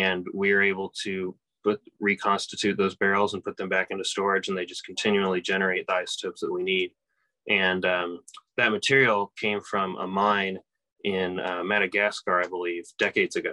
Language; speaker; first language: English; native; English